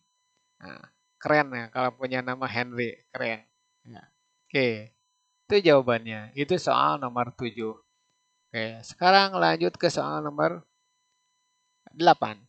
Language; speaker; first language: Indonesian; native; Indonesian